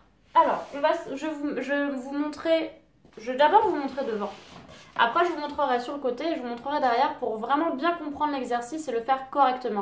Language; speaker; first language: French; native; French